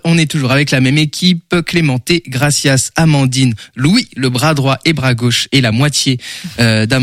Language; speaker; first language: French; native; French